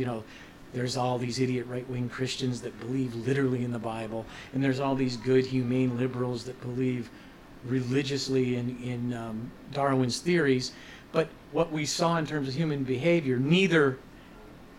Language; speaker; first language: English; native; English